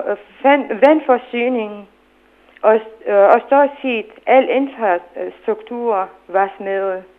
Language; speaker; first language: Danish; non-native, fluent; Arabic